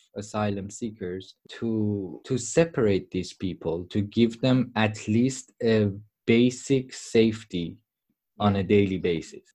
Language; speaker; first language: English; non-native, fluent; Persian